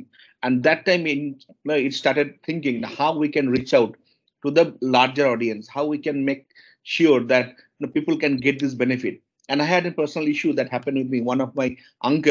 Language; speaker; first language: English; non-native, local second language; Bangla